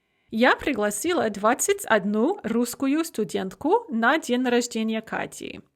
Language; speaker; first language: Russian; non-native, fluent; English